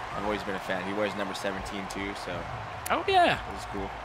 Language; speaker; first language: English; native; English